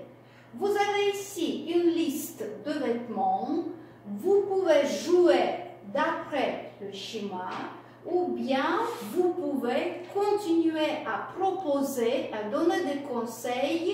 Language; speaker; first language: French; non-native, fluent; Russian